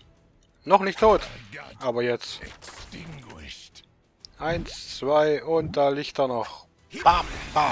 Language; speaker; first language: German; native; German